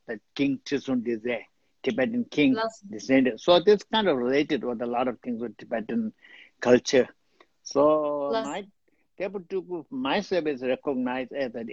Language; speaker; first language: English; non-native, local second language; Tibetan